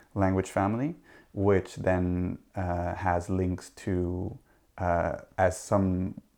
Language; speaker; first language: English; non-native, fluent; Dutch